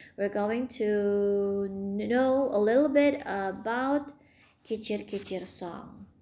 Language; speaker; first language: English; non-native, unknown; Indonesian